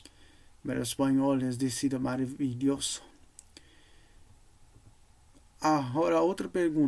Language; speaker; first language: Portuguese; non-native, learner; Spanish